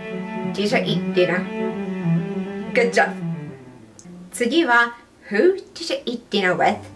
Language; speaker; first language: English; non-native, fluent; Japanese